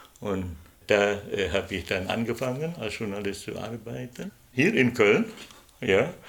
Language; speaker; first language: German; non-native, fluent; Indonesian